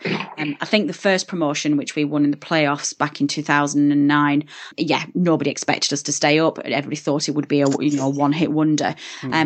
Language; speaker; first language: English; native; English